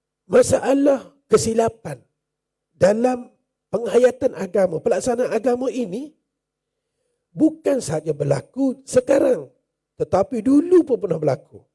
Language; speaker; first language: Malay; native; Malay